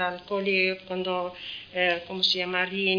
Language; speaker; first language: Spanish; non-native, learner; Arabic